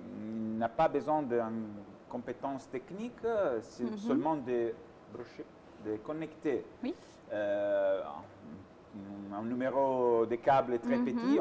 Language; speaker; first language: French; non-native, fluent; Italian